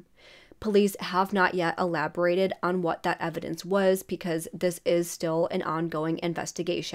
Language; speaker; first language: English; native; English